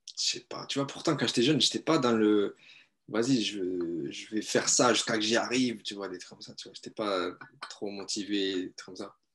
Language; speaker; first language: French; native; French